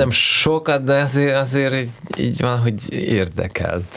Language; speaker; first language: Hungarian; non-native, fluent; Russian